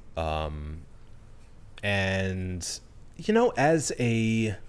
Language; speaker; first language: English; early bilingual, other home language; Spanish